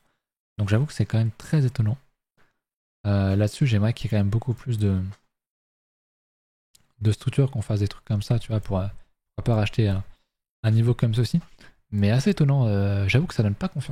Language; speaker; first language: French; native; French